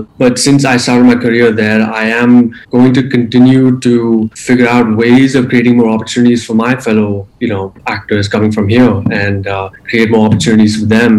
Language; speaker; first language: English; non-native, local second language; Hindi